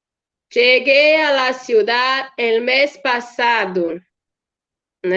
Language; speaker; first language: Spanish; non-native, fluent; Portuguese